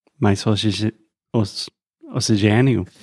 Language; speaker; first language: Portuguese; non-native, fluent; English